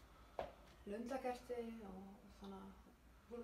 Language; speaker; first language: Icelandic; non-native, learner; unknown